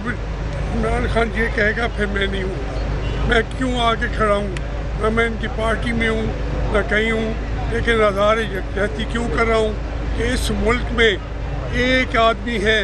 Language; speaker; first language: Urdu; native; Urdu